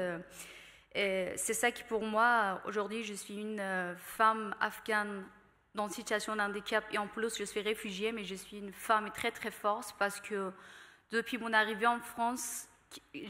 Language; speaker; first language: French; non-native, learner; Persian